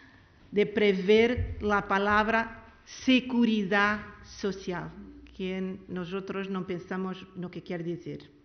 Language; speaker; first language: Spanish; non-native, learner; Portuguese